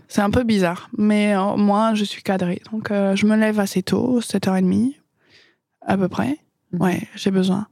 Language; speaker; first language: French; non-native, fluent; English